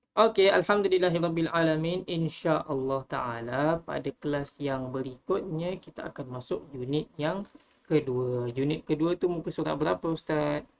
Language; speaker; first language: Malay; native; Malay